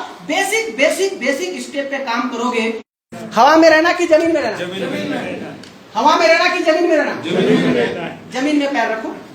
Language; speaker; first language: Hindi; non-native, local second language; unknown